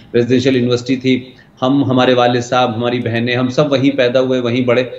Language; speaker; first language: Hindi; native; Hindi